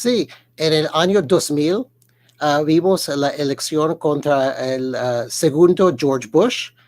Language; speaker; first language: Spanish; early bilingual, heritage; Spanish